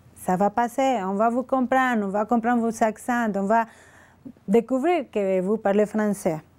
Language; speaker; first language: French; non-native, fluent; Spanish